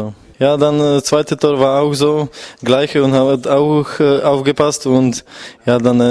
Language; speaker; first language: German; non-native, learner; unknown